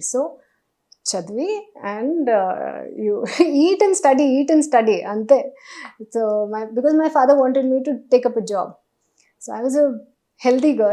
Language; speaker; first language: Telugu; non-native, local second language; Hindi